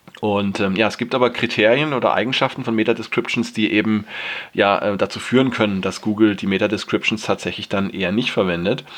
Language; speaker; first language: German; native; German